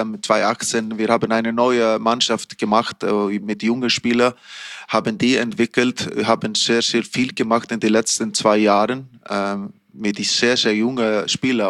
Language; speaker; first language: German; non-native, fluent; Icelandic